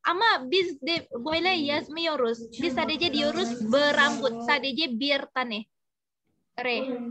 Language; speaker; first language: Turkish; non-native, fluent; Indonesian